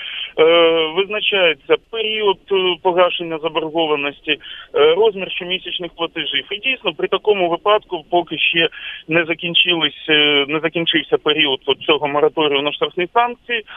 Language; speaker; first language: Ukrainian; native; Ukrainian